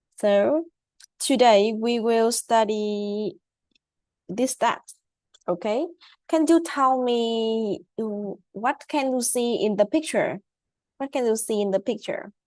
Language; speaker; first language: English; non-native, learner; Vietnamese